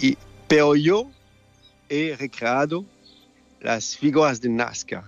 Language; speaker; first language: Spanish; non-native, fluent; French